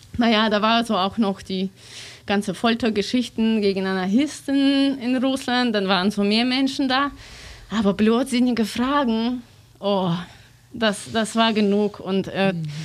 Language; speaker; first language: German; non-native, learner; Russian